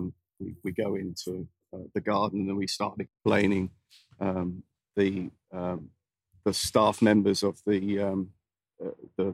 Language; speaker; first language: English; native; English